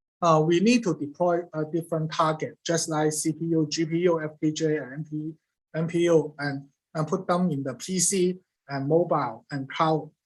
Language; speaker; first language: English; non-native, learner; Cantonese